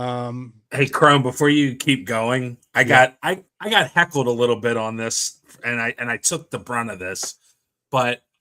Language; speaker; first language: English; native; English